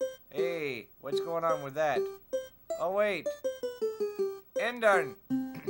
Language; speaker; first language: English; native; English